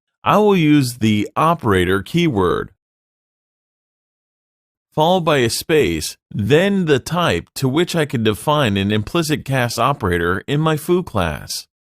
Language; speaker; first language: English; non-native, fluent; French